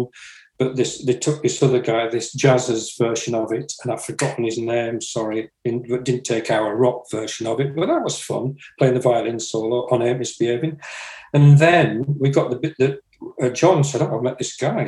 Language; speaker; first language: English; native; English